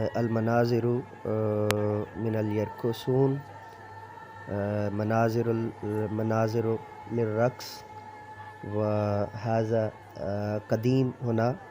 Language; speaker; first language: Arabic; non-native, learner; Urdu